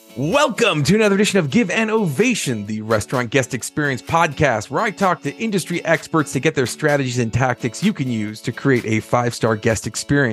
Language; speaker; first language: English; native; English